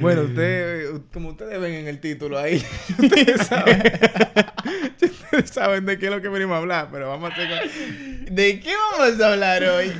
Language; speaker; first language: Spanish; native; Spanish